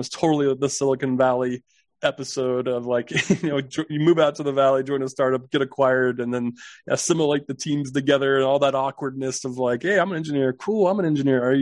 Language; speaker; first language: English; native; English